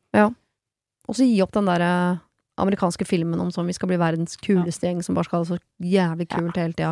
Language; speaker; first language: Norwegian; native; Norwegian